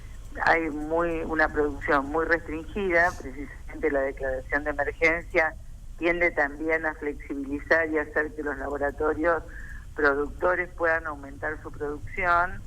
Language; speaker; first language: Spanish; native; Spanish